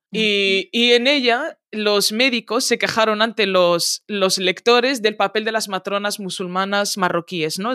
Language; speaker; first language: Spanish; early bilingual, other home language; Arabic